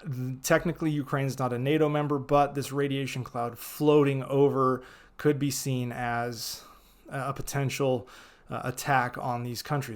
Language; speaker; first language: English; native; English